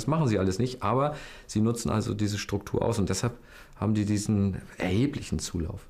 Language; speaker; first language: German; native; German